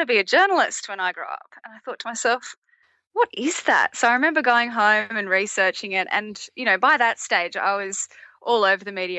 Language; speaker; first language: English; native; English